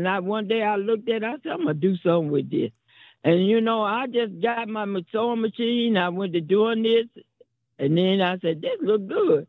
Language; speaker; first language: English; native; English